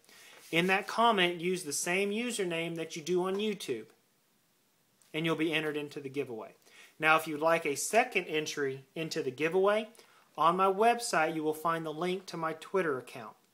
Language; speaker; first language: English; native; English